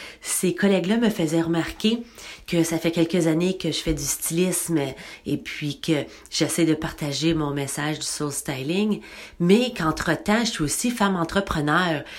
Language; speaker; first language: French; native; French